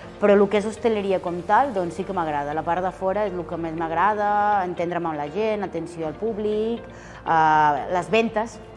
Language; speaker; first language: Catalan; non-native, fluent; Spanish